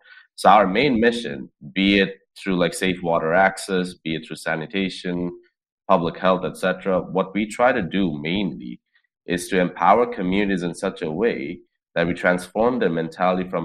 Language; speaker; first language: English; non-native, local second language; Bangla